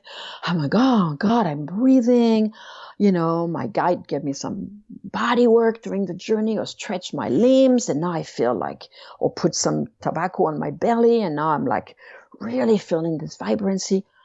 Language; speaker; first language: English; non-native, fluent; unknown